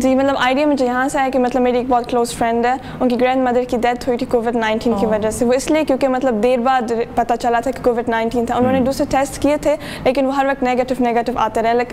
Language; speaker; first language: Urdu; early bilingual, heritage; Urdu